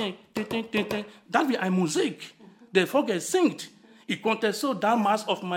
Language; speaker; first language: German; non-native, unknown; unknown